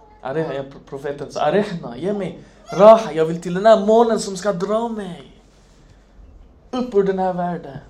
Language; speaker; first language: Swedish; non-native, fluent; Arabic